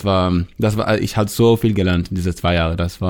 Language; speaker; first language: German; non-native, learner; Hebrew